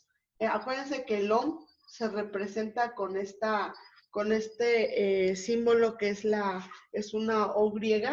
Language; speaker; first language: Spanish; native; Spanish